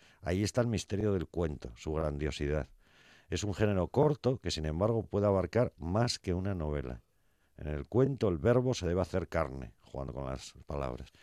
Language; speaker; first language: Spanish; native; Spanish